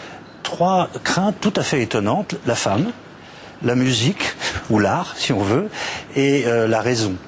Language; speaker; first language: French; native; French